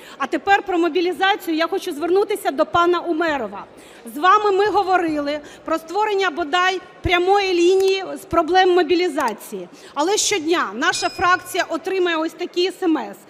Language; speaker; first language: Ukrainian; native; Ukrainian